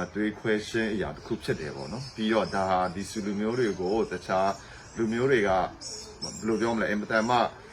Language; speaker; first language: Burmese; non-native, local second language; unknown